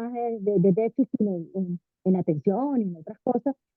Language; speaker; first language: Spanish; native; Spanish